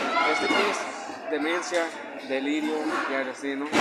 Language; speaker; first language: Spanish; native; Spanish